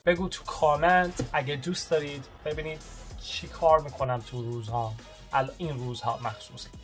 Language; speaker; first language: Persian; early bilingual, heritage; Persian